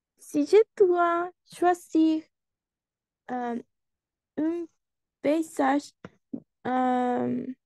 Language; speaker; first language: French; non-native, learner; Spanish